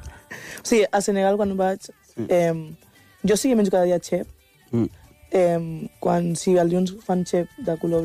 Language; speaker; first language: Catalan; early bilingual, other home language; Wolof